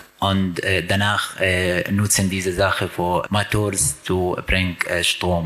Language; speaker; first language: German; non-native, learner; Arabic